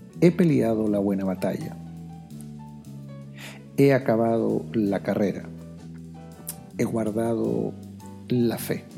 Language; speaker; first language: Spanish; native; Spanish